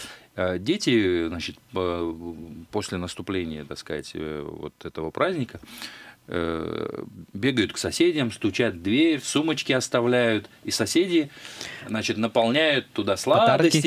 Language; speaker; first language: Russian; native; Russian